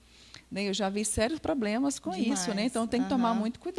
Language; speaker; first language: Portuguese; native; Portuguese